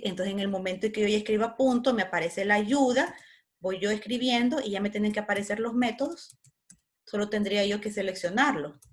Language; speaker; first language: Spanish; native; Spanish